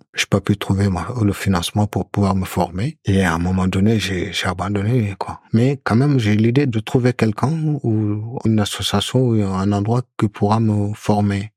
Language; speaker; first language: French; non-native, local second language; Soninke